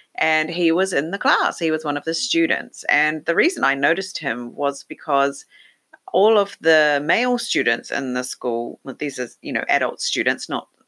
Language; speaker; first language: English; native; English